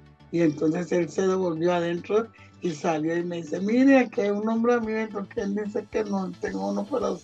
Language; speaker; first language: Spanish; non-native, local second language; Jamaican Creole English